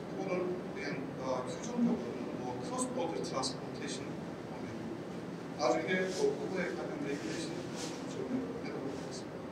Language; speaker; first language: Korean; non-native, fluent; Turkish